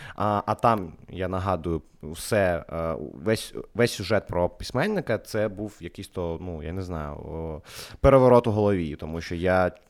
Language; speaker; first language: Ukrainian; non-native, local second language; Russian